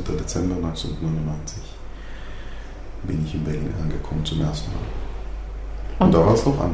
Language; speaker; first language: German; non-native, fluent; Hebrew